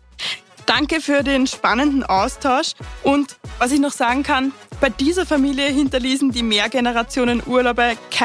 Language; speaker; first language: German; native; German